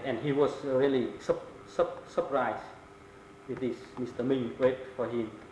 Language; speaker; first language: English; non-native, fluent; Vietnamese